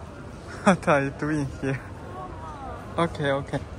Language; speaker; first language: English; non-native, learner; Chinese